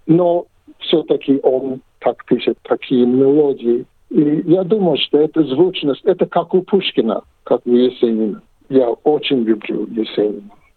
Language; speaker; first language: Russian; non-native, fluent; English